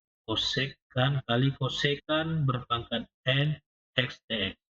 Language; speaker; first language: Indonesian; native; Indonesian